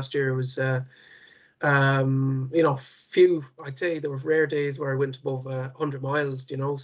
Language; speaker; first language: English; native; English